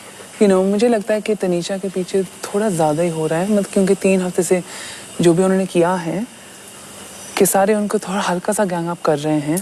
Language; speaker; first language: Hindi; native; Hindi